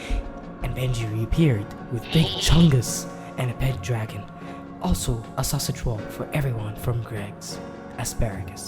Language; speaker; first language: English; native; English